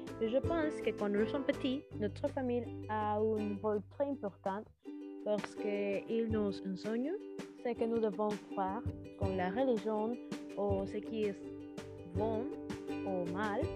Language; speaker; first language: French; non-native, learner; Spanish